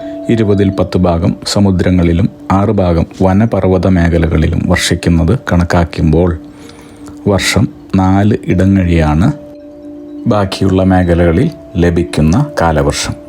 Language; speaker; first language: Malayalam; native; Malayalam